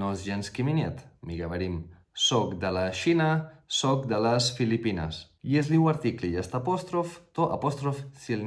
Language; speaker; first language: Russian; non-native, fluent; Catalan